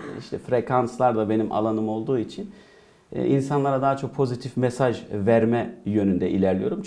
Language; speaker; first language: Turkish; early bilingual, heritage; Turkish